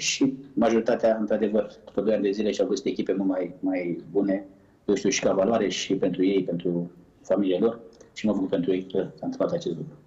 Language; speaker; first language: Romanian; native; Romanian